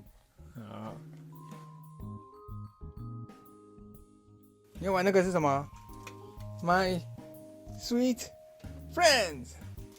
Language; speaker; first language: Chinese; non-native, fluent; English